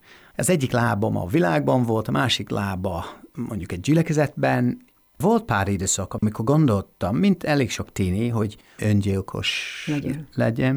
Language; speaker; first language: Hungarian; non-native, fluent; English